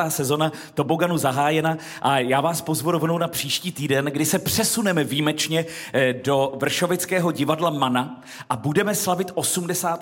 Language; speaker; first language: Czech; native; Czech